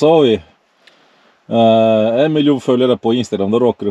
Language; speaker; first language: Swedish; native; Swedish